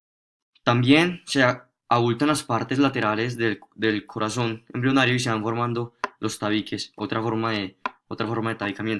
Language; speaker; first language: Spanish; native; Spanish